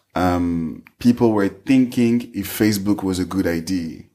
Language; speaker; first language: English; non-native, fluent; French